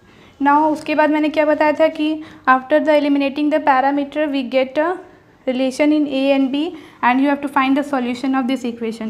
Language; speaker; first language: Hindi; native; Hindi